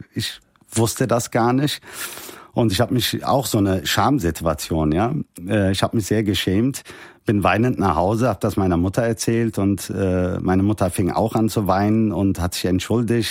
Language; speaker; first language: German; early bilingual, other home language; Turkish